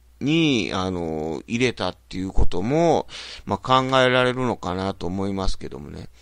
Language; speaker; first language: Japanese; native; Japanese